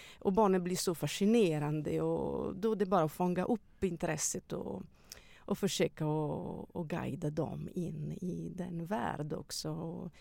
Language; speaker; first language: Swedish; non-native, fluent; Italian